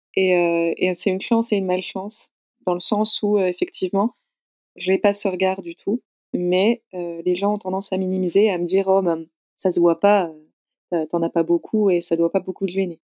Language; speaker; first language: French; native; French